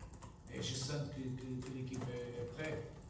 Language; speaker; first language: French; non-native, fluent; Portuguese